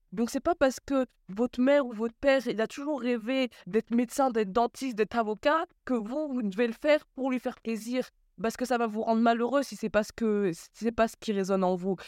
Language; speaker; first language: French; early bilingual, other home language; Bambara